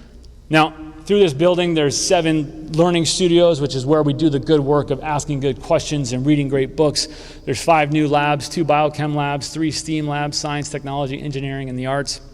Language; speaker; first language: English; native; English